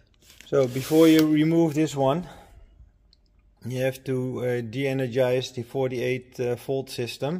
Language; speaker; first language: English; non-native, fluent; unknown